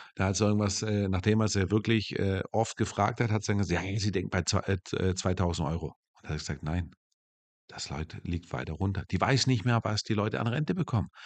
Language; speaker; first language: German; native; German